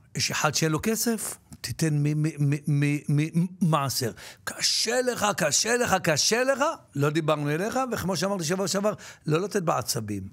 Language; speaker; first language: Hebrew; native; Hebrew